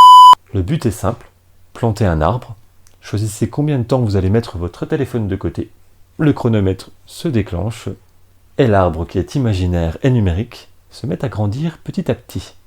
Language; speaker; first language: French; native; French